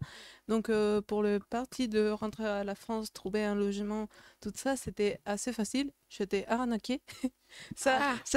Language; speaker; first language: French; non-native, fluent; Spanish